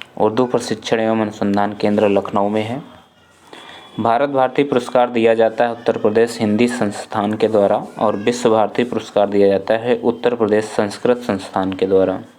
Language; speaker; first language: Hindi; native; Hindi